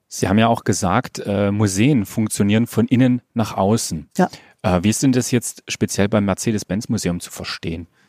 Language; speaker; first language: German; native; German